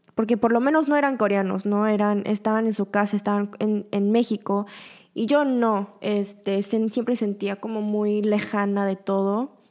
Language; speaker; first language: Spanish; early bilingual, other home language; Korean